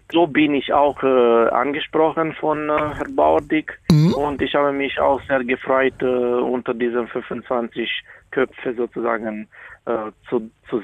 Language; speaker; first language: German; non-native, fluent; Romanian